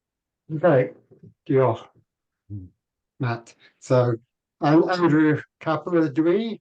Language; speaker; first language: Welsh; non-native, learner; English